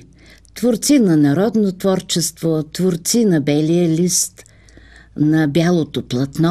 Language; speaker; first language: Bulgarian; native; Bulgarian